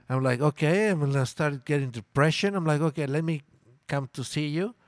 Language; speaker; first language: English; non-native, fluent; Italian